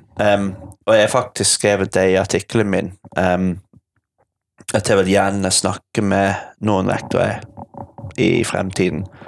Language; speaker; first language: Norwegian; non-native, fluent; English